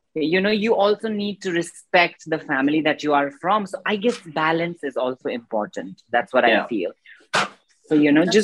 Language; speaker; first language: English; non-native, local second language; Nepali